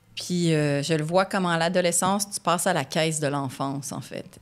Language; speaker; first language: French; native; French